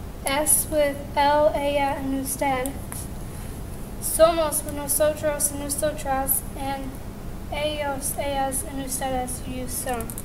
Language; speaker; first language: Spanish; non-native, learner; English